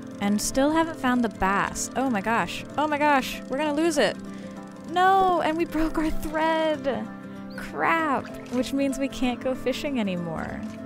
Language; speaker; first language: English; native; English